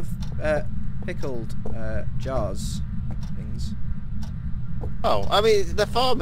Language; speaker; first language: English; native; English